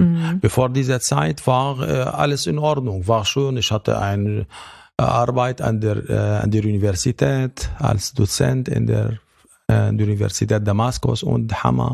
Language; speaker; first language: German; non-native, fluent; Arabic